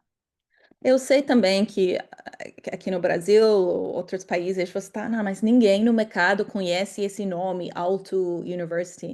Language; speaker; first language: Portuguese; non-native, fluent; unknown